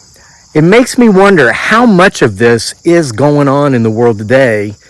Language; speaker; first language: English; native; English